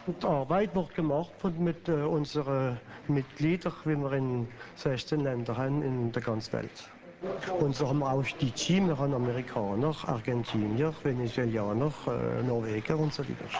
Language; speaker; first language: German; non-native, local second language; French